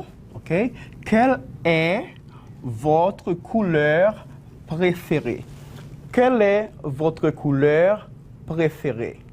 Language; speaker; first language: French; non-native, fluent; Spanish